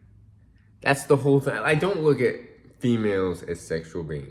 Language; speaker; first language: English; native; English